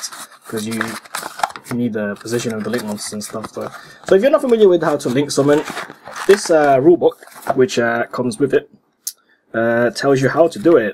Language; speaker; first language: English; native; English